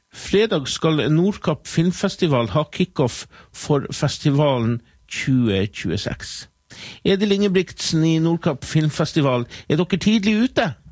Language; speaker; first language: Norwegian; native; Norwegian